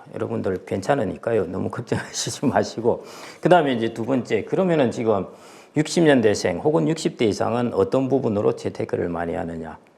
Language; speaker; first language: Korean; native; Korean